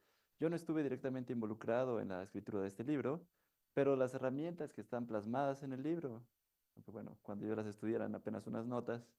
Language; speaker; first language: Spanish; native; Spanish